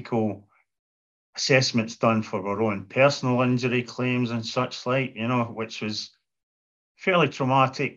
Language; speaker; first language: English; native; English